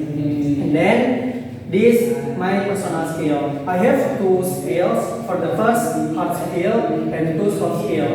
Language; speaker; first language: English; non-native, learner; Indonesian